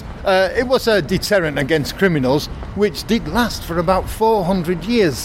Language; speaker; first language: English; native; English